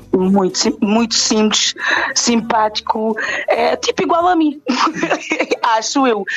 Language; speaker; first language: Portuguese; non-native, local second language; Kabuverdianu